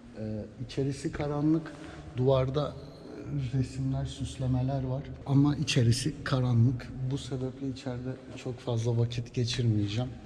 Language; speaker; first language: Turkish; native; Turkish